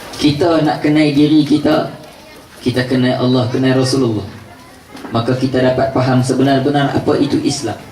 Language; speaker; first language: Malay; native; Malay